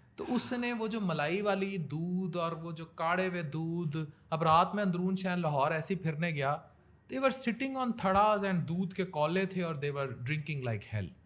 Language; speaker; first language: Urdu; native; Urdu